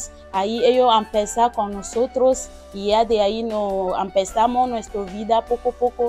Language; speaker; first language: Spanish; non-native, learner; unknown